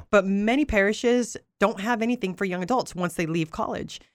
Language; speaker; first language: English; early bilingual, other home language; Spanish